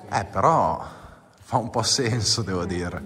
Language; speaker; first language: Italian; native; Italian